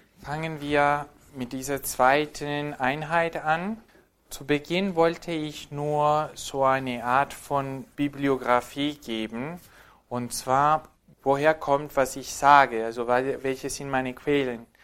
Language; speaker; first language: German; non-native, fluent; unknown